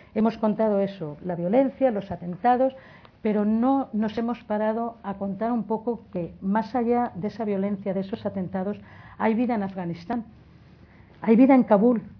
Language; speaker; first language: Spanish; native; Spanish